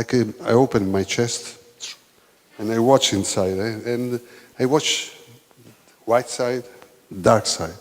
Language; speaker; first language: English; non-native, learner; Italian